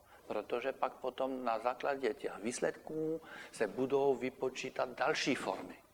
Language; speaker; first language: Czech; non-native, fluent; French